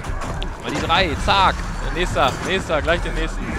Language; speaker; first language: German; native; German